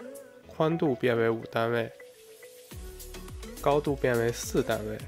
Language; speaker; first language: Chinese; native; Chinese